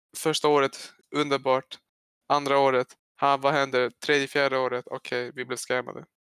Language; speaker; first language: Swedish; early bilingual, other home language; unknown